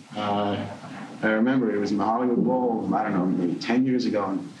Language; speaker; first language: English; non-native, fluent; Dutch